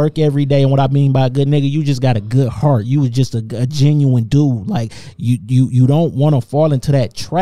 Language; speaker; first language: English; native; English